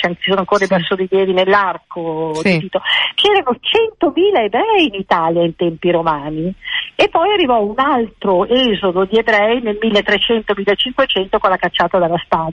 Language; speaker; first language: Italian; native; Italian